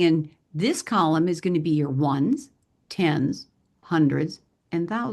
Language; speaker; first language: English; native; English